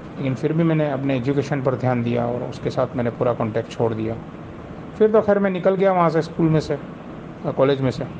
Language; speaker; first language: Hindi; non-native, local second language; Gujarati